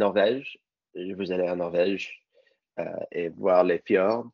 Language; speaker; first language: French; non-native, learner; English